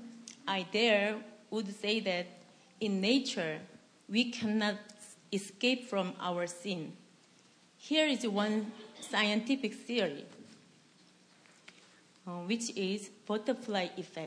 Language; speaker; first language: English; non-native, fluent; Korean